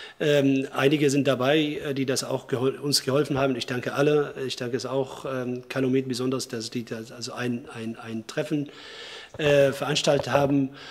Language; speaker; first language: German; non-native, fluent; Arabic